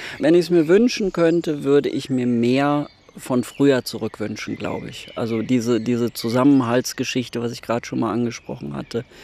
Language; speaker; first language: German; native; German